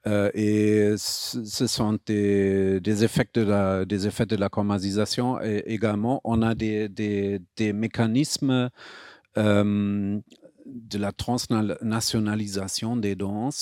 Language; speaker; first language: French; non-native, fluent; German